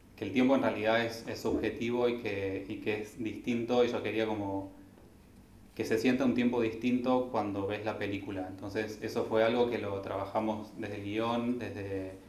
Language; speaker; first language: Spanish; native; Spanish